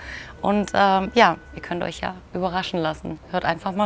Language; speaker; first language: German; native; German